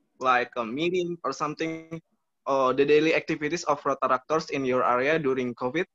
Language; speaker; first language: English; non-native, learner; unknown